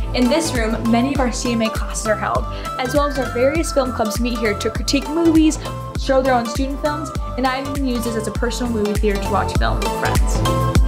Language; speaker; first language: English; native; English